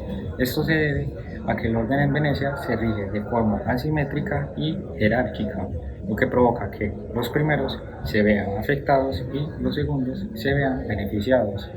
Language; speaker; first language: Spanish; native; Spanish